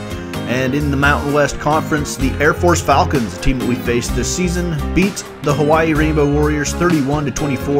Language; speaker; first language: English; native; English